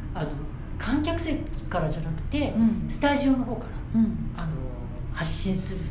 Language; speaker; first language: Japanese; native; Japanese